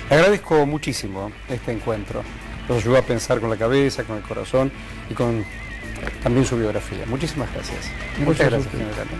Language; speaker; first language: Spanish; native; Spanish